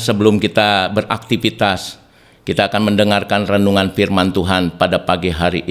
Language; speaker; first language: Indonesian; native; Indonesian